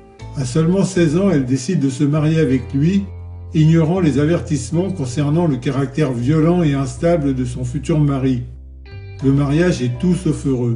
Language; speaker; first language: French; native; French